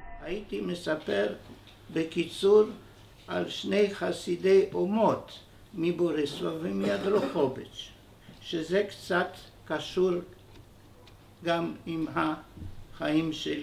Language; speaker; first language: Hebrew; non-native, fluent; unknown